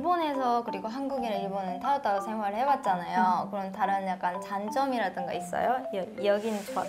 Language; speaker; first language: Korean; non-native, fluent; Japanese